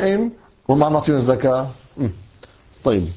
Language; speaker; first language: Arabic; native; Arabic